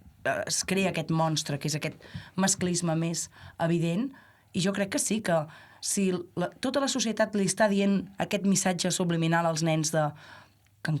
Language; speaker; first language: Catalan; native; Catalan